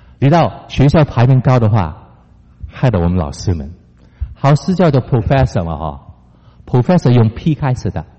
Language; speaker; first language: Chinese; non-native, local second language; Cantonese